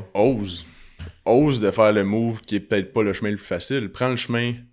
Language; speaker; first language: French; native; French